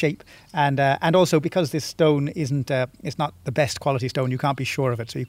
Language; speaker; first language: English; native; English